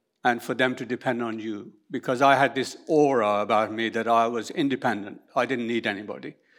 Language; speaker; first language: English; early bilingual, other home language; Urdu